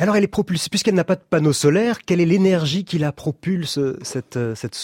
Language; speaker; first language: French; native; French